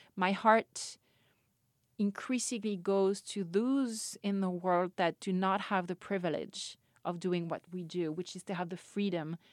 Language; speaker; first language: English; non-native, fluent; French